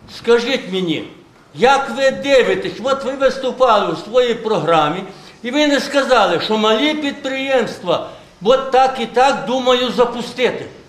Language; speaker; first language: Ukrainian; native; Ukrainian